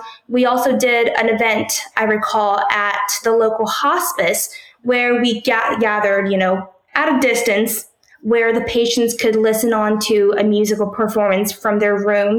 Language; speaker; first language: English; early bilingual, other home language; Korean